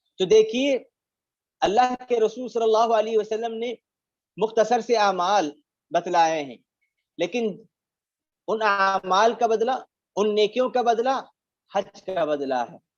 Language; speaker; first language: Urdu; native; Urdu